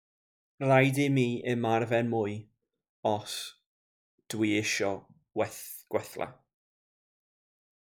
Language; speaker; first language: Welsh; non-native, learner; English